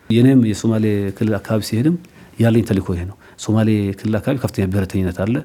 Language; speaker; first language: Amharic; non-native, local second language; Somali